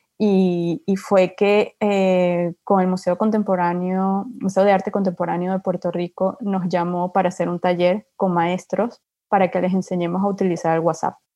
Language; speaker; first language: Spanish; native; Spanish